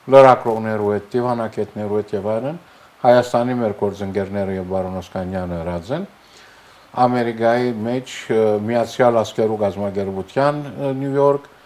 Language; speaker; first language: Armenian; early bilingual, heritage; Armenian